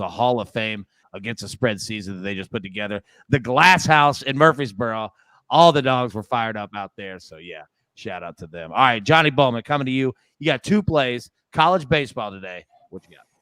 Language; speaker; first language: English; native; English